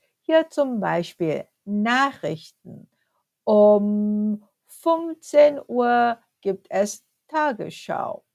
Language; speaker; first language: German; non-native, fluent; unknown